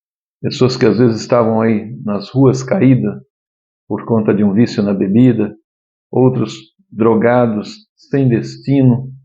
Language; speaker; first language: Portuguese; native; Portuguese